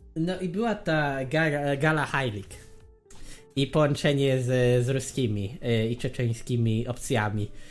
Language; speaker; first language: Polish; native; Polish